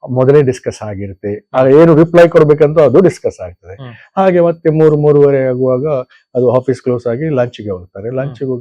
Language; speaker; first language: Kannada; non-native, local second language; Konkani